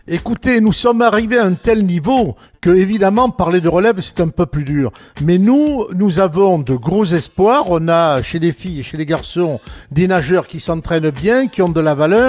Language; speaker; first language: French; native; French